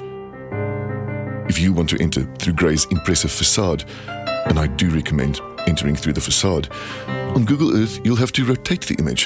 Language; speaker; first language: English; non-native, local second language; Dutch